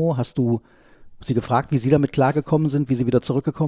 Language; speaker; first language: German; native; German